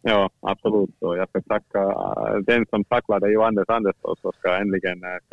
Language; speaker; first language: Swedish; non-native, fluent; Finnish